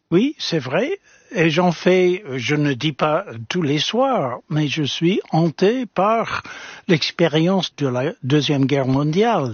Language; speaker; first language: French; non-native, fluent; English